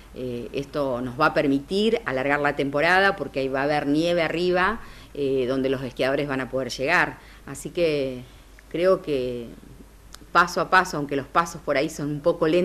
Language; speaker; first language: Spanish; native; Spanish